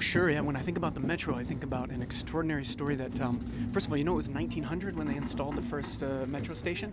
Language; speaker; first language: English; native; English